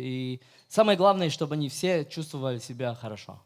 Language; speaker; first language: Russian; non-native, fluent; Latvian